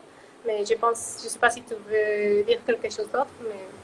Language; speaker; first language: French; non-native, fluent; Spanish